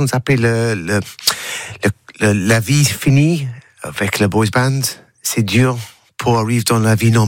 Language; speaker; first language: French; non-native, learner; English